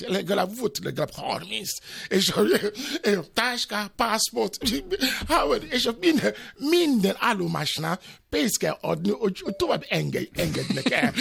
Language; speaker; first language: Hungarian; non-native, fluent; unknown